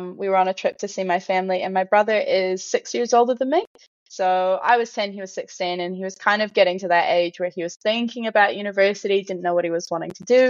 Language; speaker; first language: English; native; English